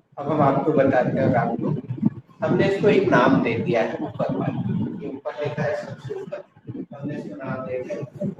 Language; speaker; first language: Hindi; native; Hindi